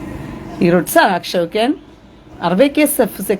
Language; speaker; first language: Hebrew; non-native, learner; Malayalam